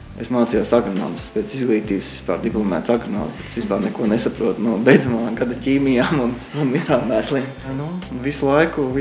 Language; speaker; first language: Latvian; native; Latvian